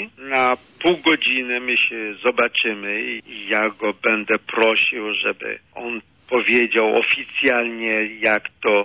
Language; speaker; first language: Polish; early bilingual, heritage; Polish